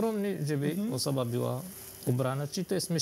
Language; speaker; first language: Polish; non-native, fluent; Arabic